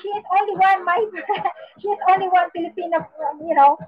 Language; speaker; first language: English; non-native, local second language; Filipino